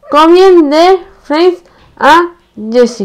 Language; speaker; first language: French; non-native, learner; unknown